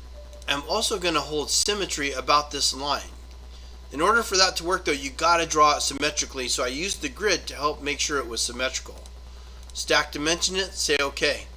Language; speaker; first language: English; native; English